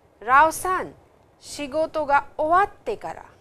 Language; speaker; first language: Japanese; non-native, fluent; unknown